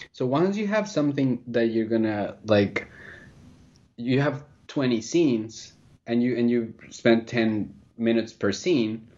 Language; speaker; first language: English; non-native, fluent; Spanish